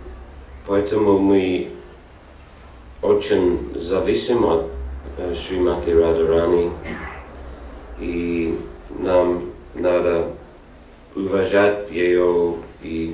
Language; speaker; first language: Russian; non-native, learner; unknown